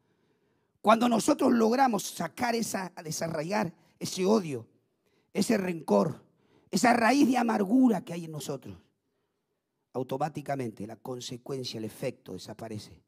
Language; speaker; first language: Spanish; native; Spanish